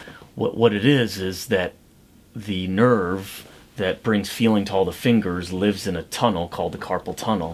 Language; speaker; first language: English; native; English